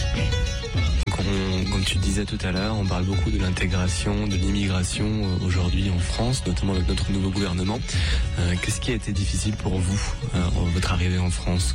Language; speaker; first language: French; native; French